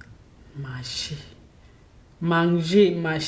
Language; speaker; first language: French; non-native, learner; English